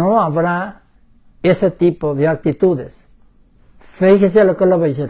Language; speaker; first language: Spanish; native; Spanish